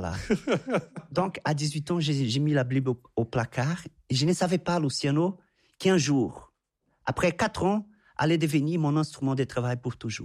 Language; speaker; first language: French; non-native, fluent; Portuguese